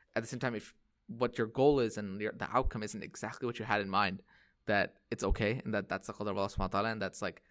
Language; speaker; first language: English; early bilingual, other home language; Hindi